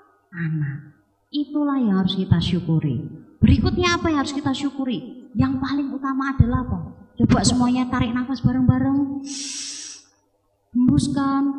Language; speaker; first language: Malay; non-native, local second language; Javanese